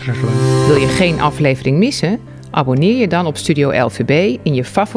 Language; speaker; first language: Dutch; native; Dutch